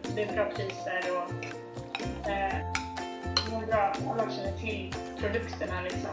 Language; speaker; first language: Swedish; native; Swedish